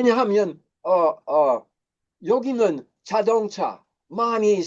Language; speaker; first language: Korean; non-native, learner; English